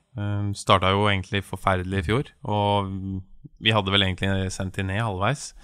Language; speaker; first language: Norwegian; native; Norwegian